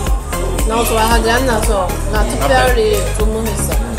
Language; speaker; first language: Korean; non-native, learner; Chinese